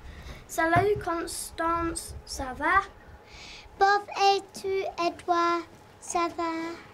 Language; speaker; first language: French; non-native, learner; English